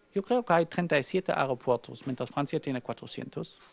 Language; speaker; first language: Spanish; non-native, fluent; German